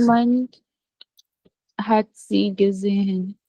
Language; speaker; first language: German; non-native, learner; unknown